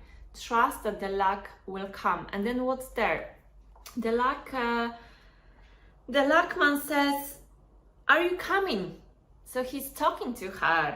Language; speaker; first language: English; non-native, fluent; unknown